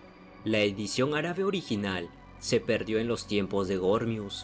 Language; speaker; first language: Spanish; native; Spanish